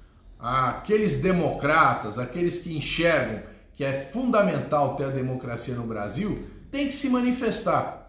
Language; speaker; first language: Portuguese; native; Portuguese